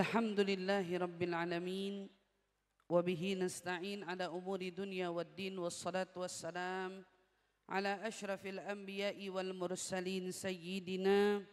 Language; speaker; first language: Indonesian; native; Indonesian